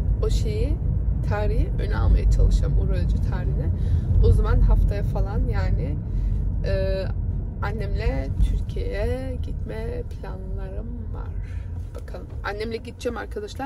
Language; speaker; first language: Turkish; early bilingual, heritage; Turkish